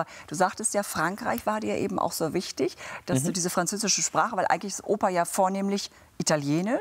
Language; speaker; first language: German; native; German